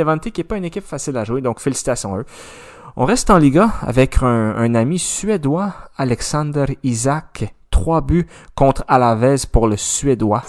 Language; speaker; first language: French; native; French